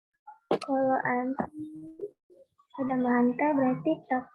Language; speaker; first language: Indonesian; native; Indonesian